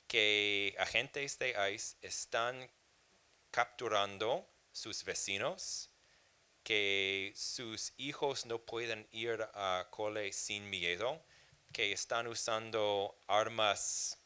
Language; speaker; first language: Spanish; non-native, fluent; English